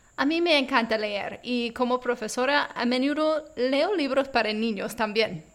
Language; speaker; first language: Spanish; non-native, fluent; English